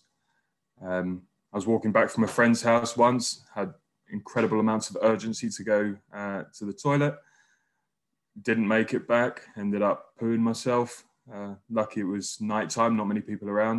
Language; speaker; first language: English; native; English